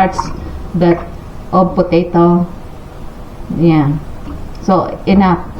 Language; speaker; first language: English; non-native, local second language; Filipino